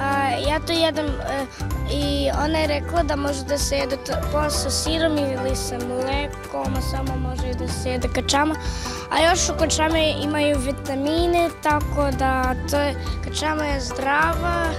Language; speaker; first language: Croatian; early bilingual, heritage; Croatian